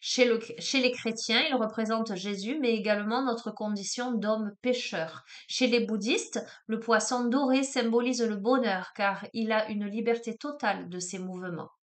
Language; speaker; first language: French; native; French